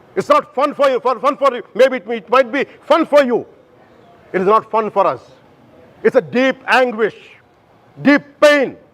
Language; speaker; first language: English; non-native, local second language; Telugu